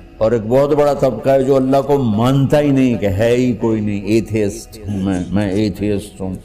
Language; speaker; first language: Urdu; non-native, local second language; Punjabi